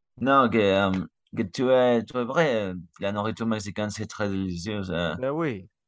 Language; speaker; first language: French; non-native, learner; Spanish